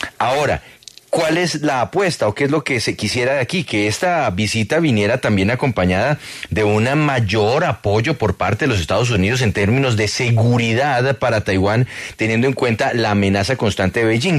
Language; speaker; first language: Spanish; native; Spanish